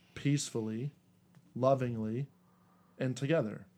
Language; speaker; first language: English; native; English